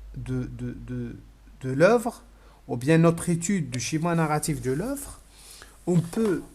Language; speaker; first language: French; non-native, local second language; Arabic